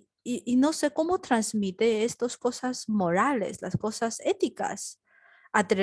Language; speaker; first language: Spanish; non-native, learner; Chinese